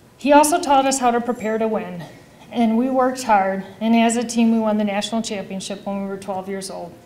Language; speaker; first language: English; native; English